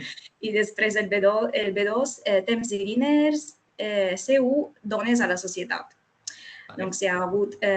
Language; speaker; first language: Catalan; non-native, fluent; Italian